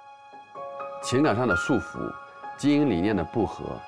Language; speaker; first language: Chinese; native; Chinese